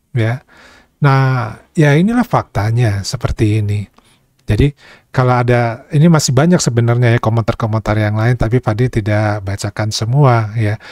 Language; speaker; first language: Indonesian; native; Indonesian